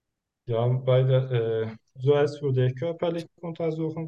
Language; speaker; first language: German; non-native, learner; Turkish